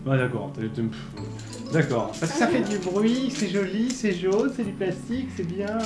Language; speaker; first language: French; native; French